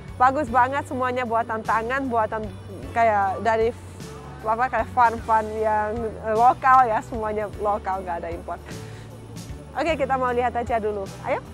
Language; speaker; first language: Indonesian; non-native, fluent; Russian